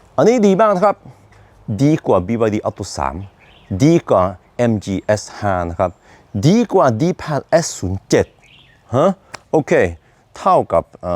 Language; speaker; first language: Thai; non-native, fluent; Norwegian